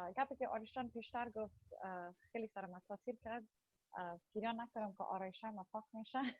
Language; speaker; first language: Persian; early bilingual, heritage; Persian